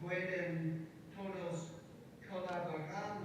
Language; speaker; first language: Spanish; non-native, learner; English